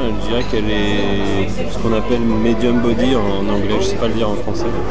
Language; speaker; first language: French; native; French